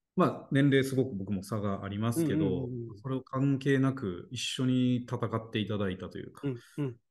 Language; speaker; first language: Japanese; native; Japanese